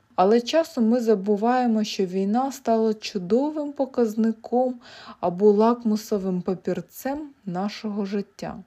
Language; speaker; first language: Ukrainian; native; Ukrainian